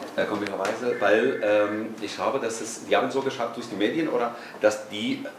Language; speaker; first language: German; non-native, fluent; Spanish